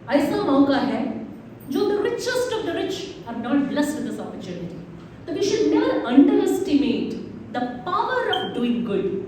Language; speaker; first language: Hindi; non-native, local second language; Malayalam